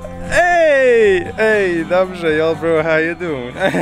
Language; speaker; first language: English; early bilingual, other home language; Polish